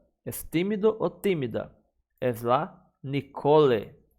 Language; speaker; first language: Spanish; non-native, fluent; Portuguese